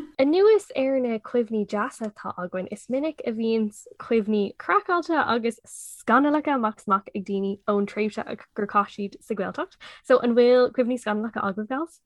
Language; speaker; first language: Irish; non-native, local second language; English